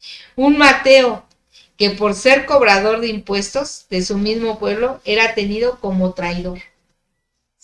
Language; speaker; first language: Spanish; native; Spanish